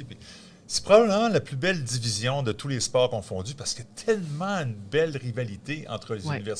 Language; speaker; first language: French; native; French